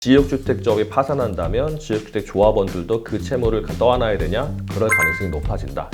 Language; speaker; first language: Korean; native; Korean